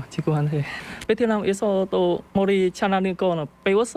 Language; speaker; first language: Korean; non-native, learner; Vietnamese